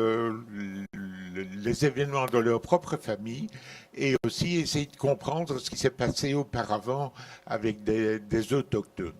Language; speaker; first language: French; native; French